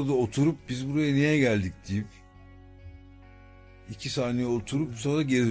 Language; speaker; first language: Turkish; native; Turkish